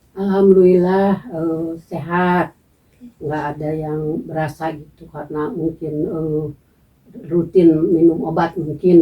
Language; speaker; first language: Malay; non-native, local second language; Sundanese